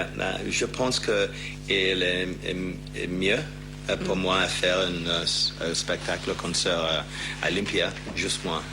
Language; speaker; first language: French; non-native, learner; English